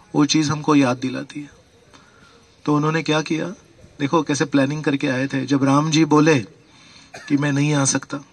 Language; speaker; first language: Hindi; non-native, local second language; Marathi